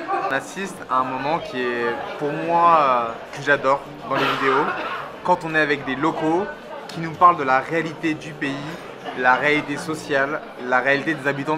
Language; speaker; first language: French; native; French